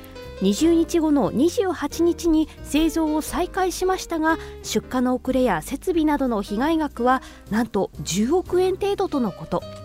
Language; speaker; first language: Japanese; native; Japanese